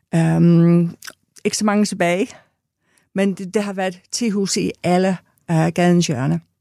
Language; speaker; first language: Danish; non-native, fluent; English